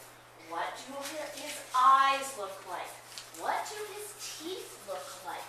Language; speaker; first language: English; native; English